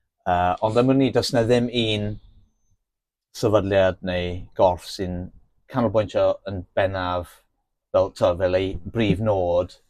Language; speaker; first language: Welsh; non-native, local second language; English